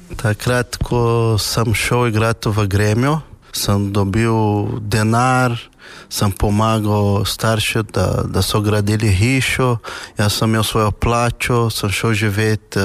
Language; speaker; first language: Slovenian; non-native, learner; Portuguese